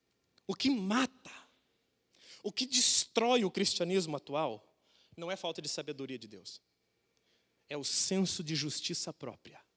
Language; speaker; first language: Portuguese; native; Portuguese